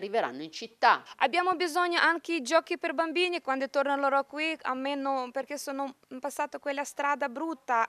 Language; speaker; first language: Italian; non-native, fluent; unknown